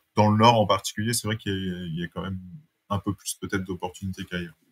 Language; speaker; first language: French; native; French